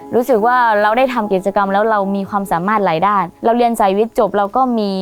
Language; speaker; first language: Thai; non-native, local second language; Hmong